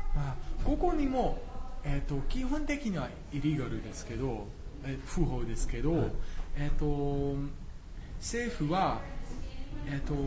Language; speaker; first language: Japanese; non-native, fluent; Dutch